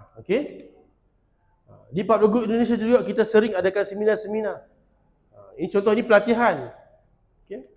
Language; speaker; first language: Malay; native; Malay